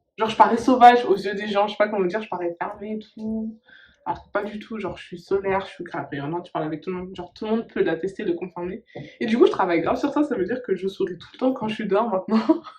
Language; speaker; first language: French; early bilingual, other home language; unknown